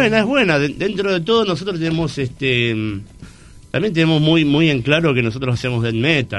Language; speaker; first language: Spanish; native; Spanish